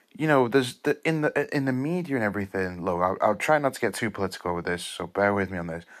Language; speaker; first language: English; native; English